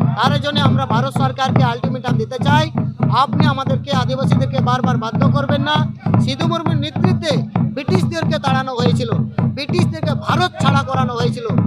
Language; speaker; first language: Bangla; non-native, local second language; Santali